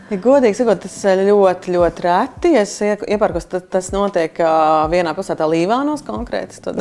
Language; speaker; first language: Latvian; native; Latvian